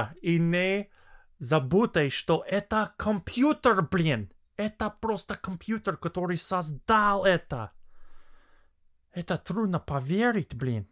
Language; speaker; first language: Russian; non-native, fluent; English